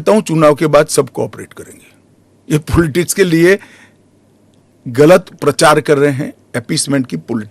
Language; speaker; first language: Hindi; non-native, local second language; Gujarati